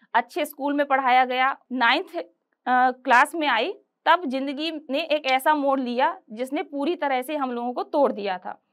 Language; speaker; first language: Hindi; native; Hindi